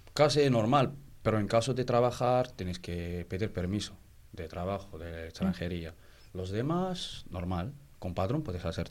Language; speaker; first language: Spanish; non-native, learner; Arabic